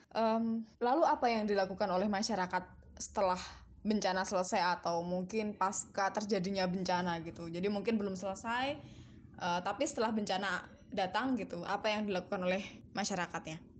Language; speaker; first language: Indonesian; native; Indonesian